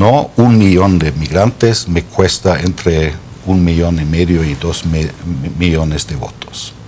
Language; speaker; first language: Spanish; non-native, fluent; German